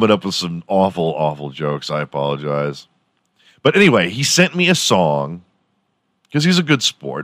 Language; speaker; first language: English; native; English